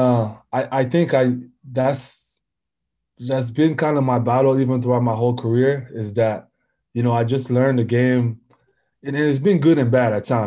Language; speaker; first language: English; non-native, local second language; French